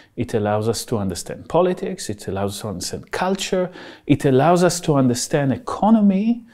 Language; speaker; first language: English; non-native, fluent; Hebrew